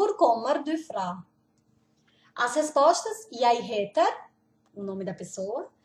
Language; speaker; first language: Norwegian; non-native, learner; Portuguese